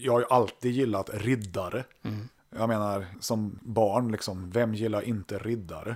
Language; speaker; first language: Swedish; native; Swedish